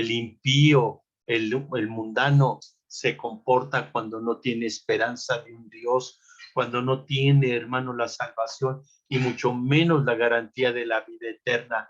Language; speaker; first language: Spanish; native; Spanish